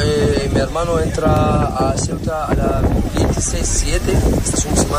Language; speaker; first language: Spanish; non-native, learner; Arabic